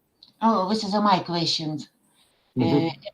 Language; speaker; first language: English; non-native, learner; Ukrainian